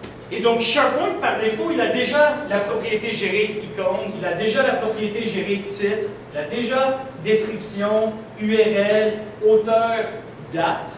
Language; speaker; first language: French; native; French